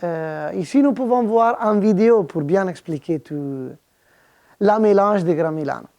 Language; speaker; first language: French; non-native, fluent; Italian